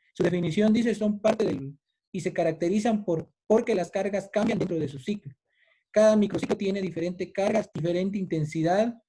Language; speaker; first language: Spanish; native; Spanish